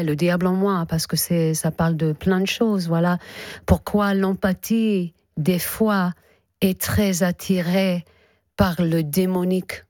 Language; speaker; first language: French; non-native, fluent; English